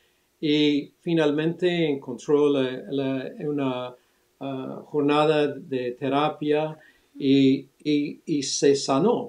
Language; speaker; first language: Spanish; early bilingual, other home language; English